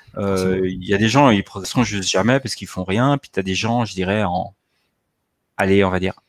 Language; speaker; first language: French; native; French